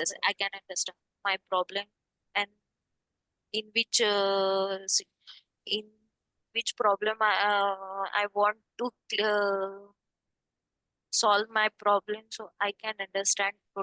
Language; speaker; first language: English; non-native, learner; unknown